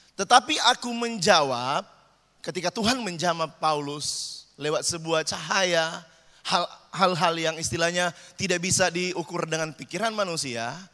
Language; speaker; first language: Indonesian; native; Indonesian